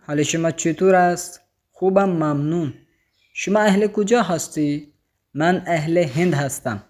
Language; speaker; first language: Persian; non-native, fluent; Urdu